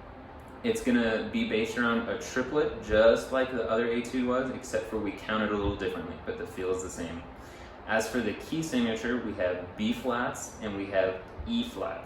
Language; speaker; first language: English; native; English